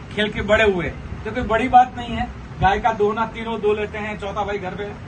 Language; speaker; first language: Hindi; non-native, local second language; Gujarati